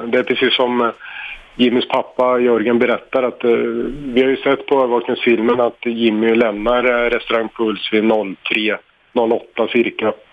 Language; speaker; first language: Swedish; native; Swedish